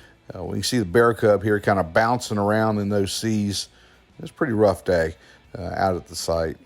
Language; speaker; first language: English; native; English